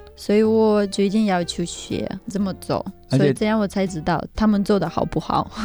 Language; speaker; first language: Chinese; non-native, fluent; Russian